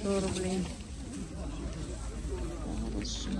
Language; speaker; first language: Russian; non-native, local second language; Ingush